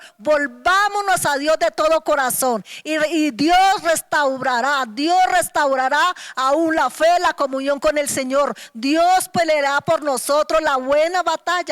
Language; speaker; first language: Spanish; native; Spanish